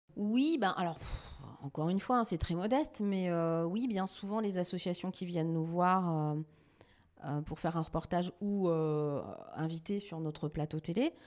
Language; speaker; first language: French; native; French